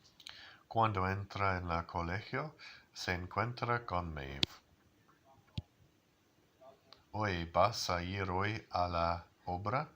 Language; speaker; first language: Spanish; non-native, learner; English